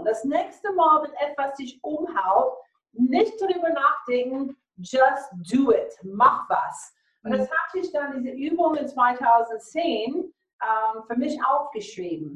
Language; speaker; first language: German; non-native, fluent; English